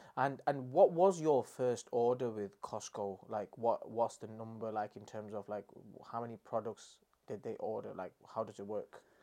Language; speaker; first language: English; non-native, local second language; Urdu